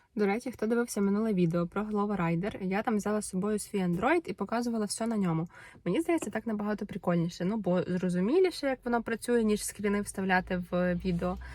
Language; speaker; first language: Ukrainian; non-native, local second language; Russian